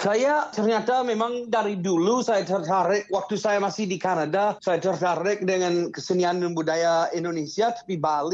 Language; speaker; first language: Indonesian; non-native, fluent; English